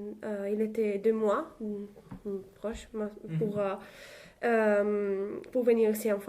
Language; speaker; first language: French; non-native, learner; Italian